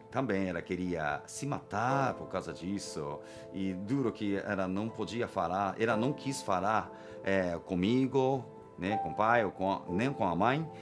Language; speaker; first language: Portuguese; non-native, fluent; Japanese